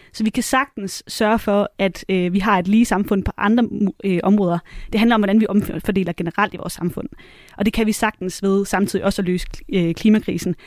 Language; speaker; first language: Danish; native; Danish